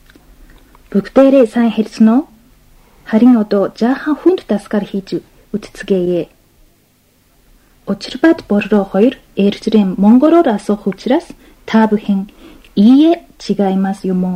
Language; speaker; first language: Mongolian; non-native, fluent; Japanese